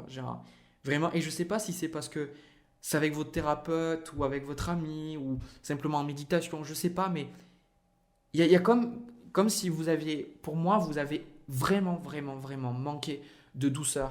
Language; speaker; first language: French; native; French